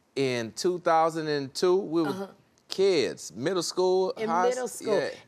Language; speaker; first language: English; native; English